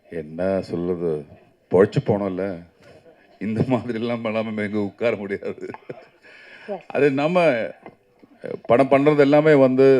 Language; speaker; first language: Tamil; non-native, learner; Malayalam